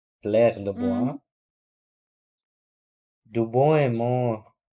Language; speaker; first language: French; non-native, learner; Russian